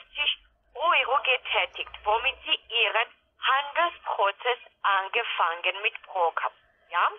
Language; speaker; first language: German; non-native, learner; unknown